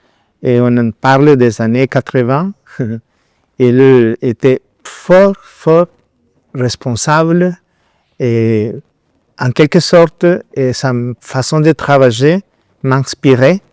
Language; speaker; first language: French; non-native, fluent; Spanish